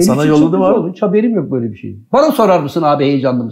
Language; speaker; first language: Turkish; native; Turkish